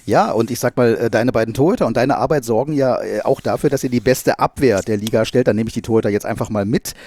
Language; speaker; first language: German; native; German